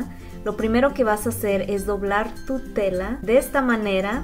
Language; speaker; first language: Spanish; native; Spanish